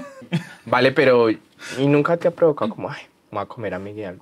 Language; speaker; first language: Spanish; native; Spanish